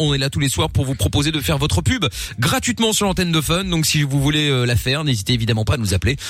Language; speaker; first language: French; native; French